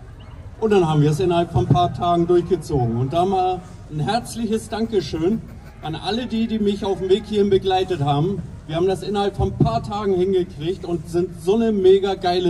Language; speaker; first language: German; native; German